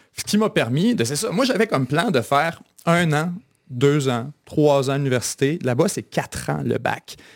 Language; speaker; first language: French; native; French